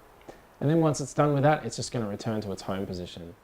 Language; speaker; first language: English; native; English